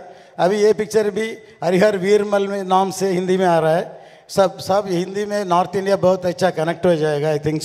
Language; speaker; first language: Hindi; non-native, local second language; Tamil